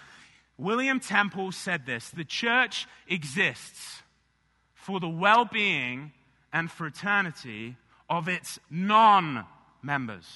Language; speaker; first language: English; native; English